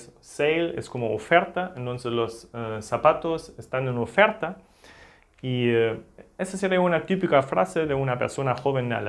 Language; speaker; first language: Spanish; non-native, fluent; German